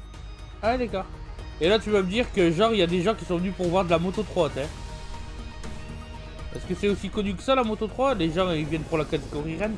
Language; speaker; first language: French; native; French